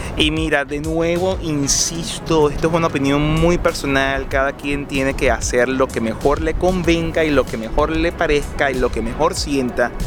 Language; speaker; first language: Spanish; native; Spanish